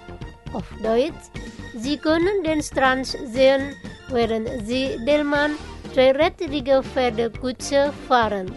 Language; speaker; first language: German; non-native, fluent; Indonesian